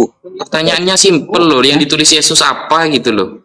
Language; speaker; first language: Indonesian; native; Indonesian